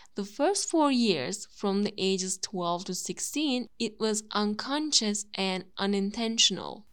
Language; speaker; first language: English; non-native, fluent; Turkish